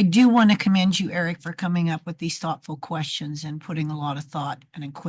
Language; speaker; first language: English; native; English